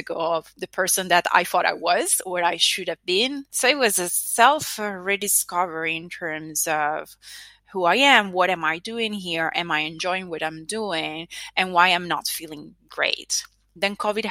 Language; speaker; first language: English; non-native, fluent; Italian